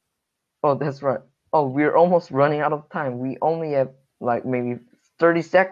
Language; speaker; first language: English; non-native, learner; Korean